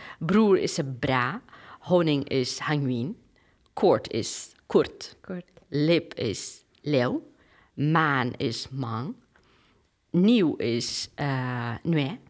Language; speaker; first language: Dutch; non-native, fluent; Kurdish